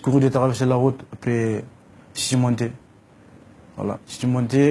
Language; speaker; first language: French; non-native, learner; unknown